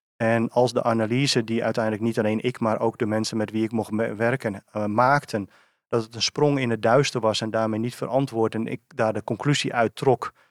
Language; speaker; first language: Dutch; native; Dutch